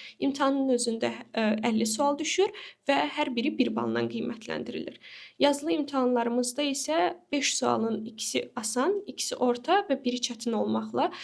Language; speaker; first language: Azerbaijani; native; Azerbaijani